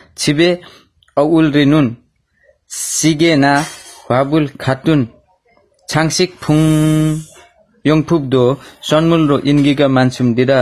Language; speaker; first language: Korean; non-native, learner; Nepali